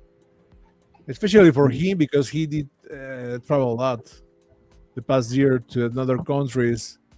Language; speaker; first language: English; non-native, fluent; Spanish